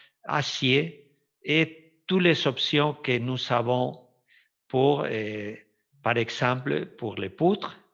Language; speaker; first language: French; non-native, fluent; Spanish